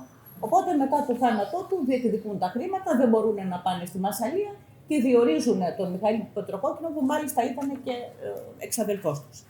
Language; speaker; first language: Greek; native; Greek